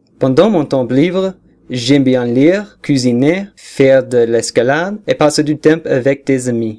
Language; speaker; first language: French; non-native, learner; English